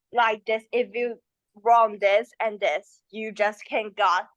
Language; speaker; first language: English; non-native, learner; Chinese